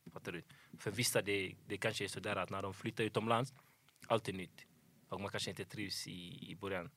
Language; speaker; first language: Swedish; early bilingual, other home language; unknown